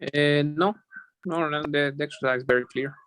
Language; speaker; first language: English; non-native, fluent; Spanish